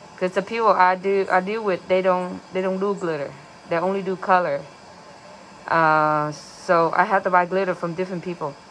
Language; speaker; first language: English; non-native, fluent; Vietnamese